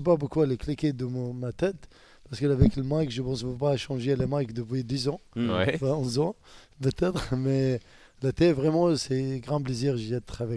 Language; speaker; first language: French; non-native, learner; Arabic